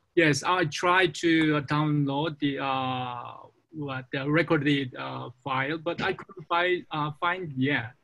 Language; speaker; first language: English; non-native, fluent; Korean